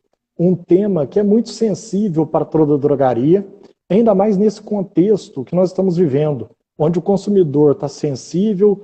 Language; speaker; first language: Portuguese; native; Portuguese